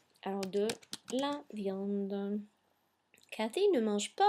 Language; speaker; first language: French; non-native, fluent; English